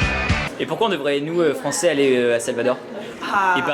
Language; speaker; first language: French; native; French